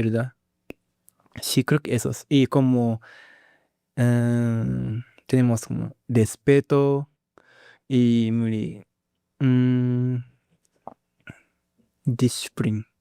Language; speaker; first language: Spanish; non-native, learner; Japanese